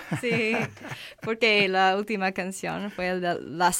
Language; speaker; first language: Spanish; non-native, learner; English